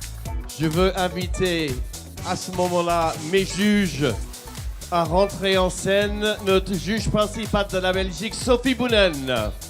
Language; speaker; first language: French; native; French